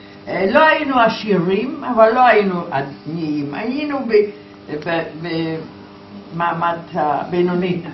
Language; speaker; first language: Hebrew; non-native, fluent; Polish